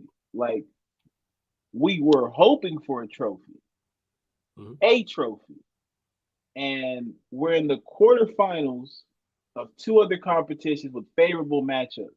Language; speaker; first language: English; native; English